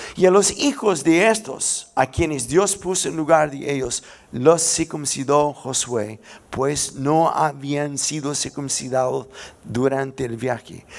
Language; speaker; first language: Spanish; non-native, fluent; English